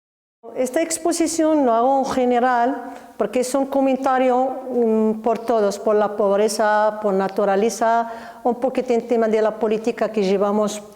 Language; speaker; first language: Spanish; non-native, learner; Arabic